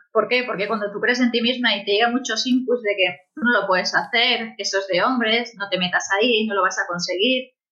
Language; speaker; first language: Spanish; native; Spanish